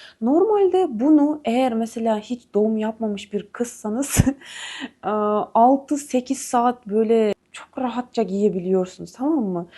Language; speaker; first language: Turkish; non-native, fluent; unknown